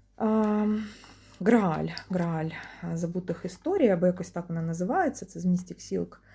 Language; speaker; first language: Ukrainian; non-native, local second language; Russian